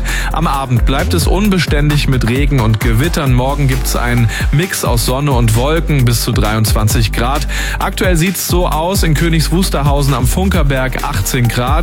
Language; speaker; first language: German; native; German